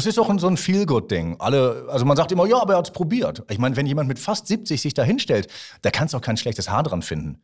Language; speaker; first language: German; native; German